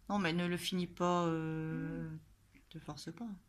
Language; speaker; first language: French; native; French